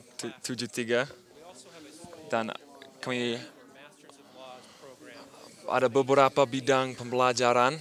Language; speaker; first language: Indonesian; non-native, fluent; English